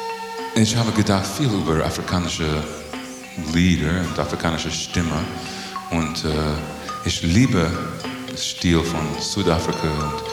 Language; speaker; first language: German; non-native, learner; English